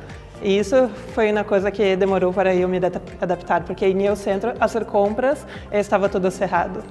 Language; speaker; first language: Spanish; non-native, fluent; Portuguese